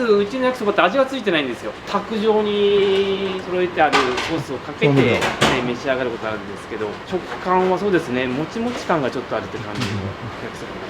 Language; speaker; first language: Japanese; native; Japanese